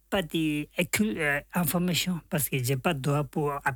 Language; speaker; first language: French; non-native, learner; Tibetan